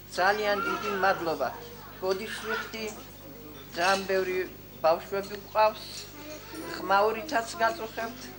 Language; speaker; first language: Georgian; non-native, local second language; Svan